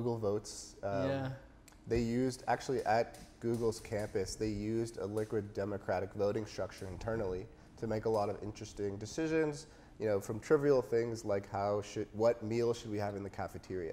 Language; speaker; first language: English; native; English